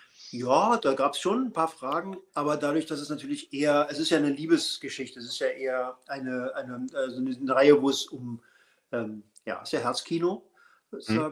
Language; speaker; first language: German; native; German